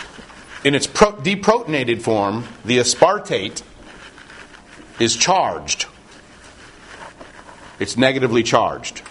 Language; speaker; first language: English; native; English